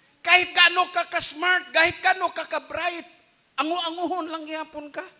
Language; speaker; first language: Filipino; non-native, local second language; Cebuano